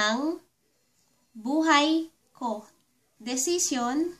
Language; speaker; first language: Filipino; native; Filipino